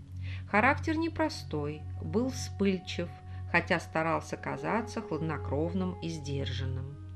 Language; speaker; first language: Russian; native; Russian